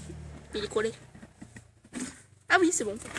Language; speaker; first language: French; native; French